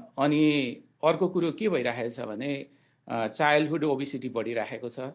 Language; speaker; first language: Nepali; native; Nepali